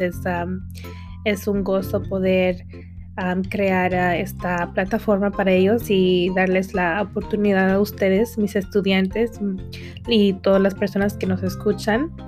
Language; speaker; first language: Spanish; early bilingual, heritage; Spanish